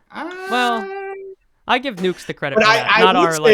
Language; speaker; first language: English; native; English